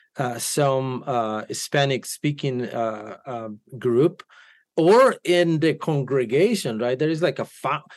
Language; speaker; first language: English; non-native, fluent; Spanish